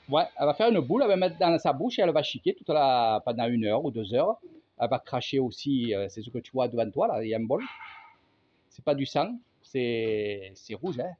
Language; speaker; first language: French; native; French